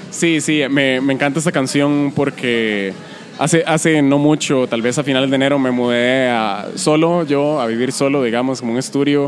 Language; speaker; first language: Spanish; native; Spanish